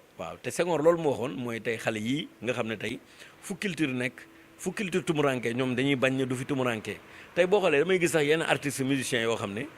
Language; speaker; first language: Wolof; non-native, local second language; Fula